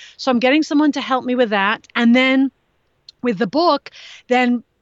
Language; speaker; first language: English; native; English